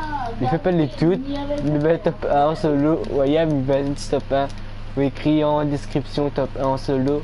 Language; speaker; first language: French; non-native, local second language; Réunion Creole French